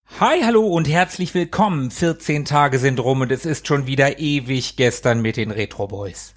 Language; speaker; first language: German; native; German